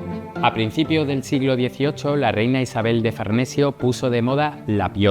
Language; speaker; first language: Spanish; native; Spanish